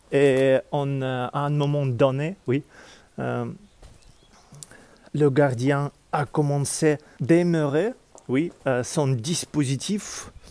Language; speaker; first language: French; non-native, learner; Russian